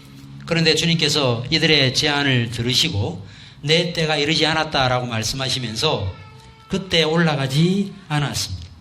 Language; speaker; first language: Korean; native; Korean